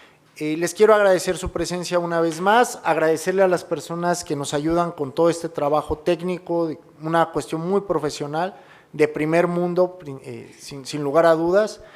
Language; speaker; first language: Spanish; native; Spanish